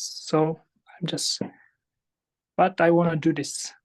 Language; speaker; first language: English; non-native, fluent; Kazakh